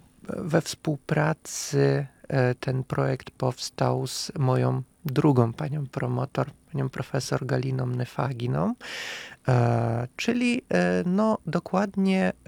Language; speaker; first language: Polish; non-native, fluent; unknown